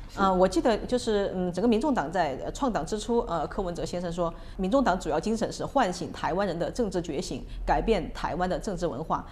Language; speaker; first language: Chinese; native; Chinese